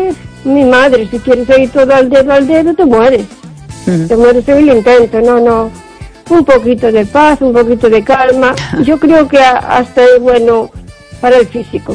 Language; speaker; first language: Spanish; native; Spanish